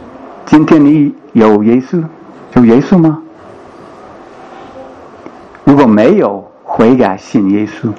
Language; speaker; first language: Chinese; non-native, fluent; English